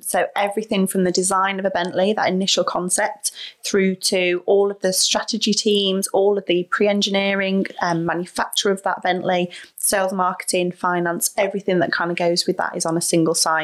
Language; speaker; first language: English; native; English